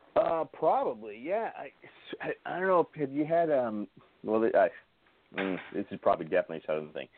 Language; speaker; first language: English; native; English